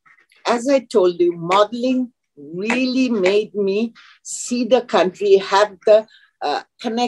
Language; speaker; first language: English; non-native, local second language; Bangla